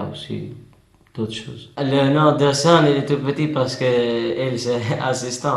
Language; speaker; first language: French; non-native, learner; Albanian